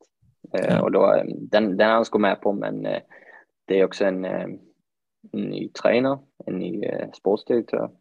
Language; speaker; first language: Swedish; native; Swedish